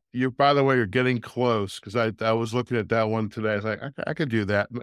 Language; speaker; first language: English; native; English